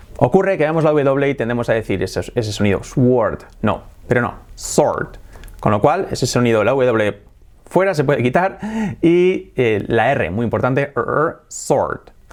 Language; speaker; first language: Spanish; native; Spanish